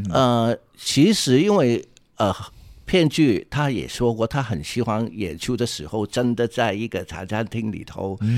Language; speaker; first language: Chinese; non-native, local second language; Cantonese